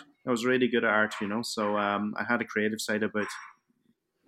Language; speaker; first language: English; early bilingual, other home language; Cantonese